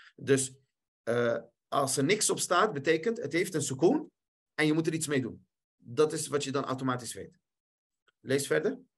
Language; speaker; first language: Dutch; early bilingual, other home language; Arabic